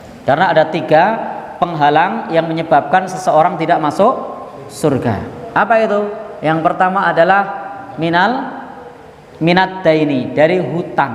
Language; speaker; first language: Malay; non-native, local second language; Javanese